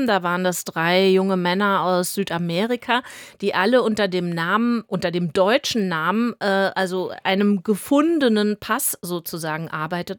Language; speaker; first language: German; native; German